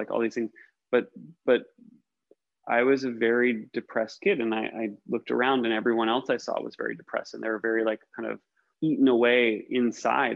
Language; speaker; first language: English; native; English